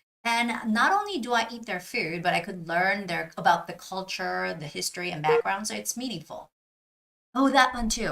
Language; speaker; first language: English; non-native, fluent; Korean